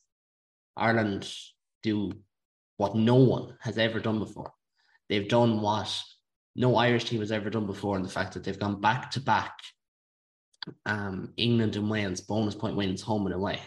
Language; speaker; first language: English; native; English